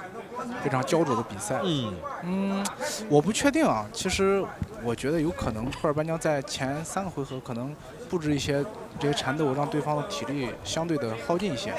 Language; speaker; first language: Chinese; native; Chinese